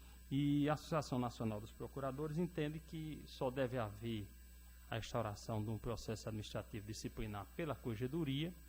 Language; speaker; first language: Portuguese; native; Portuguese